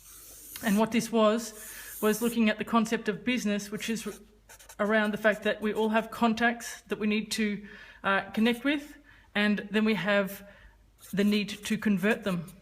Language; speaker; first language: English; native; English